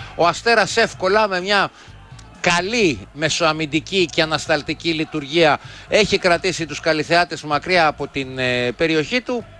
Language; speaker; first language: Greek; native; Greek